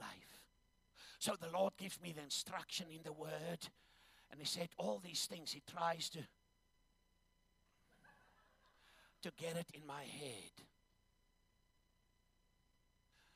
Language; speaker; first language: English; non-native, local second language; Afrikaans